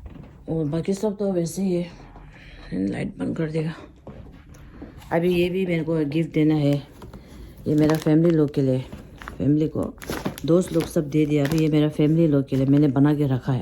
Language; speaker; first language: Hindi; non-native, local second language; Tibetan